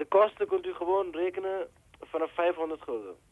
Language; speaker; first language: Dutch; non-native, learner; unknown